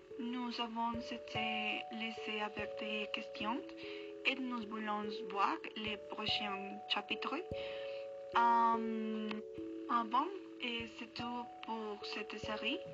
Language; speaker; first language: French; non-native, learner; Spanish